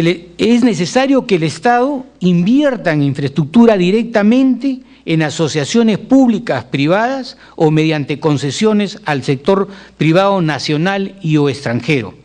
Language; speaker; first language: Spanish; native; Spanish